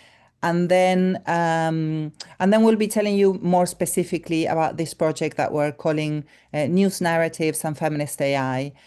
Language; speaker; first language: English; non-native, fluent; Spanish